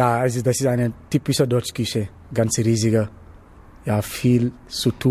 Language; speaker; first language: German; non-native, learner; Wolof